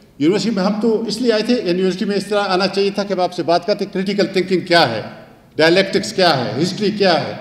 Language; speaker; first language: Urdu; non-native, local second language; Pashto